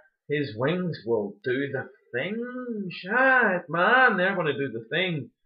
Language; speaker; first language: English; native; English